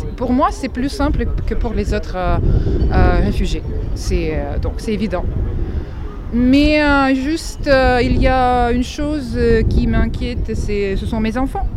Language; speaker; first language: French; non-native, fluent; Russian